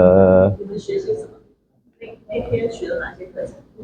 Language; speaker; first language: Chinese; native; Chinese